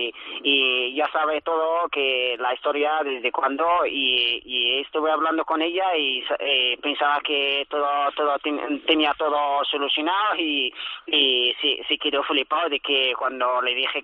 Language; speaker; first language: Spanish; early bilingual, other home language; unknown